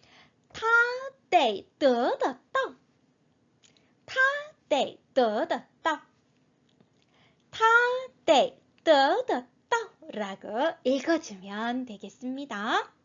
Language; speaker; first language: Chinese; non-native, fluent; Korean